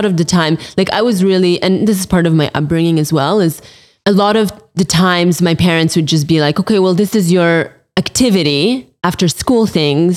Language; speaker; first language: English; early bilingual, other home language; Polish